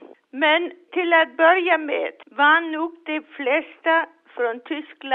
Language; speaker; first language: Swedish; non-native, fluent; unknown